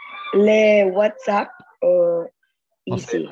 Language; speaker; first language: French; non-native, learner; Spanish